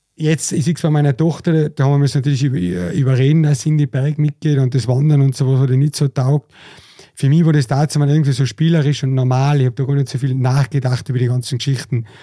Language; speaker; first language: German; native; German